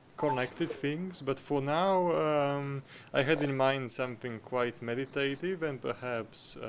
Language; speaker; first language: English; non-native, fluent; Slovenian